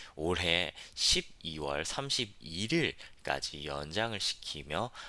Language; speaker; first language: Korean; native; Korean